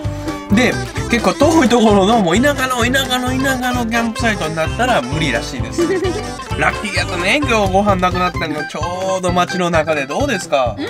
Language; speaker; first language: Japanese; native; Japanese